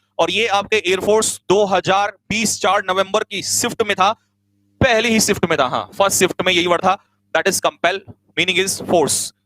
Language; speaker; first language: Hindi; native; Hindi